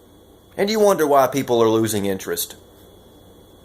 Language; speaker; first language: English; native; English